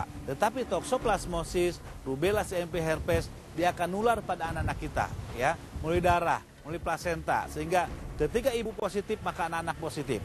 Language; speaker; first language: Indonesian; native; Indonesian